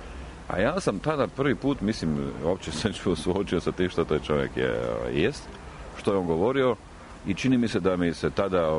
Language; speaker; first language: Croatian; native; Croatian